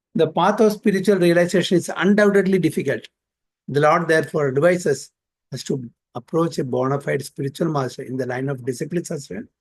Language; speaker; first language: English; non-native, local second language; Malayalam